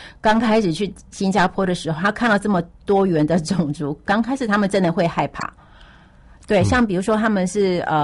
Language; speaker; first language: Chinese; native; Chinese